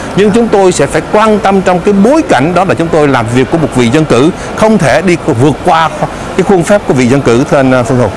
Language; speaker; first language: Vietnamese; native; Vietnamese